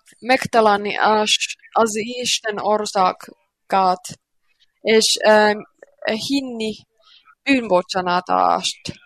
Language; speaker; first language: Hungarian; non-native, learner; Finnish